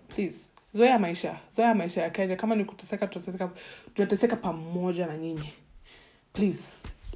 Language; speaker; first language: English; non-native, local second language; Swahili